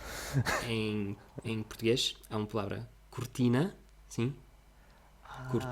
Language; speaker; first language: Portuguese; non-native, fluent; Russian